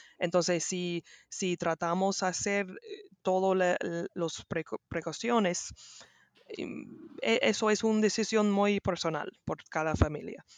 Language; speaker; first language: Spanish; non-native, learner; English